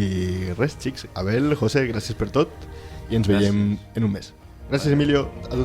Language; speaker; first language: Catalan; native; Catalan